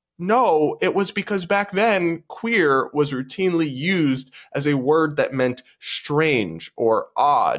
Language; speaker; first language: English; native; English